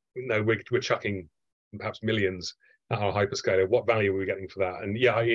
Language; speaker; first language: English; native; English